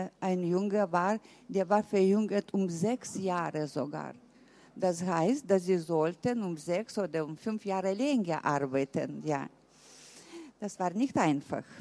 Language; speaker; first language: German; early bilingual, heritage; German